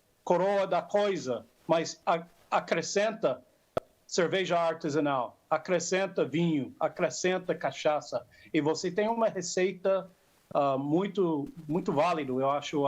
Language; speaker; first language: Portuguese; non-native, fluent; English